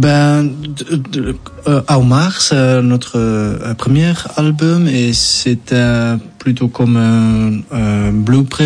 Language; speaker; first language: French; non-native, local second language; Dutch